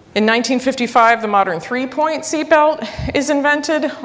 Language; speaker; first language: English; native; English